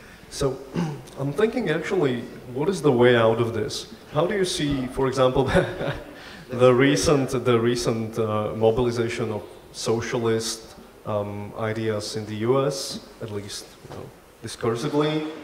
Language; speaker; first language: English; non-native, fluent; Slovak